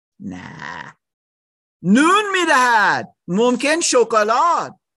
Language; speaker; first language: Persian; non-native, learner; English